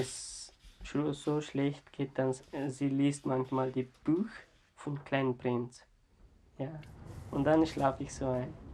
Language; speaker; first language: German; non-native, learner; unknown